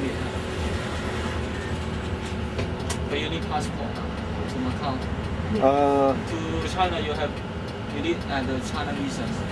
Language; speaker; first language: English; non-native, learner; Chinese